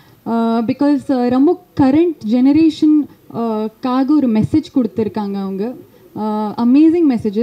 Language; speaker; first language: Tamil; non-native, fluent; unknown